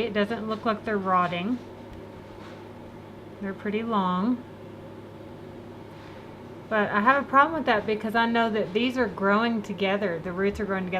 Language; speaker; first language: English; native; English